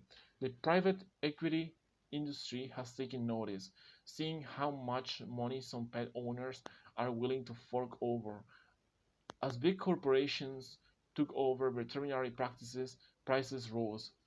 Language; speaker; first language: English; non-native, fluent; Spanish